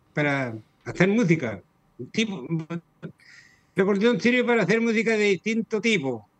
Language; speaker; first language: Spanish; native; Spanish